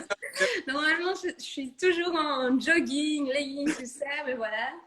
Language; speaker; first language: French; non-native, fluent; Dutch